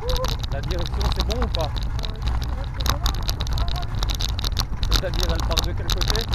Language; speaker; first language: French; native; French